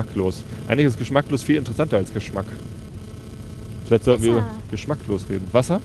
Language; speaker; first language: German; native; German